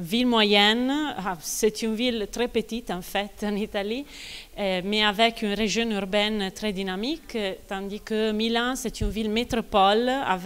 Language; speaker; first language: French; non-native, fluent; Italian